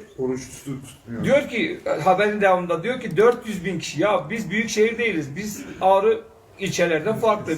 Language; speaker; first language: Turkish; non-native, local second language; Kurdish